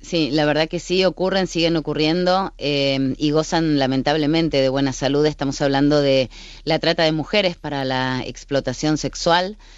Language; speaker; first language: Spanish; native; Spanish